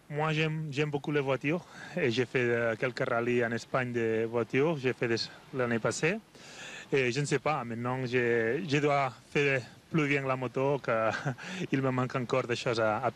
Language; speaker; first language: French; non-native, learner; Spanish